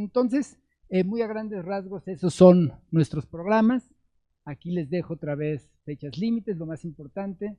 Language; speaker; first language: Spanish; native; Spanish